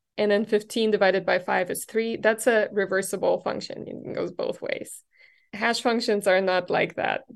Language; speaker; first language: English; non-native, fluent; German